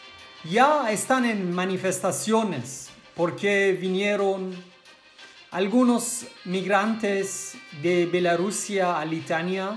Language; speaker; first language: Spanish; non-native, learner; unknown